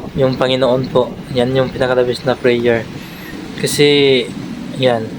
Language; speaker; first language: Filipino; non-native, local second language; Hiligaynon